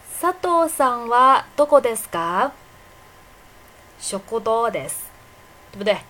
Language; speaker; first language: Japanese; non-native, fluent; Chinese